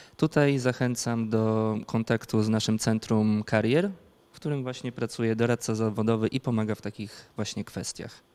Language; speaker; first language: Polish; native; Polish